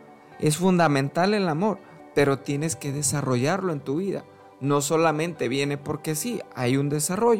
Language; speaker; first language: Spanish; native; Spanish